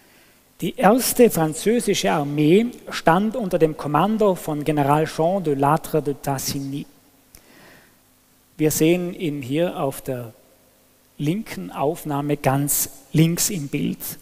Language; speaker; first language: German; native; German